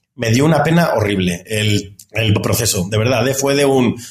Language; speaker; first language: Spanish; native; Spanish